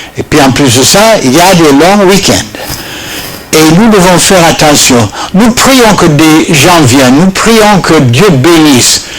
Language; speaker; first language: French; non-native, fluent; English